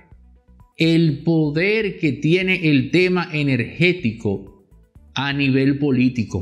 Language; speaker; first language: Spanish; native; Spanish